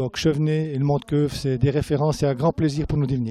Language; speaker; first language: French; native; French